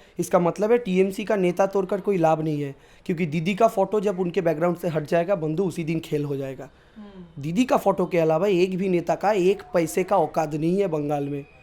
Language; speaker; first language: Hindi; non-native, local second language; Bangla